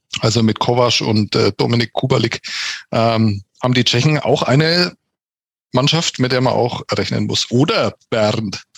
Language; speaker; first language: German; native; German